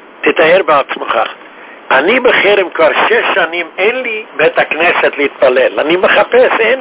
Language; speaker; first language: Hebrew; non-native, fluent; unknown